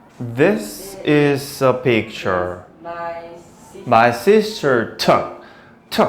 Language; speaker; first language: English; non-native, fluent; Korean